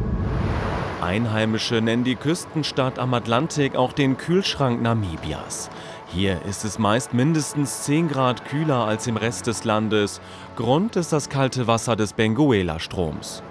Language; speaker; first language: German; native; German